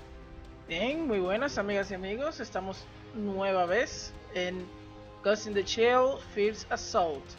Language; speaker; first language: Spanish; native; Spanish